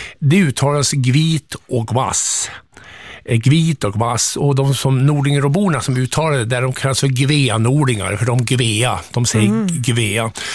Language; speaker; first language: Swedish; native; Swedish